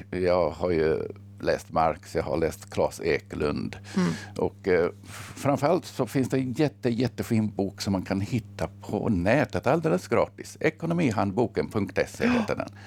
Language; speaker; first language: Swedish; early bilingual, other home language; Finnish